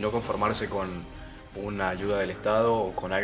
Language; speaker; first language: Spanish; native; Spanish